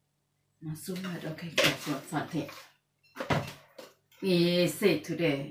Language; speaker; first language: English; non-native, learner; Thai